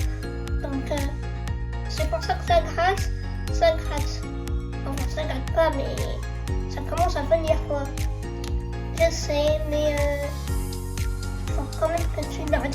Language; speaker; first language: French; native; French